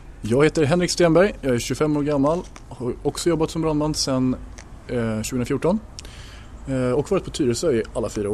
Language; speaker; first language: Swedish; native; Swedish